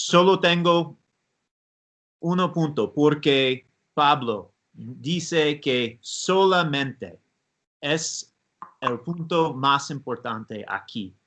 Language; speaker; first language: Spanish; non-native, learner; English